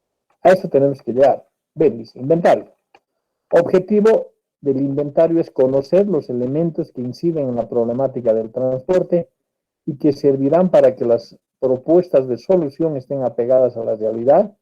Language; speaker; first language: Spanish; native; Spanish